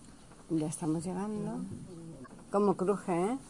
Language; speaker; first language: Spanish; native; Spanish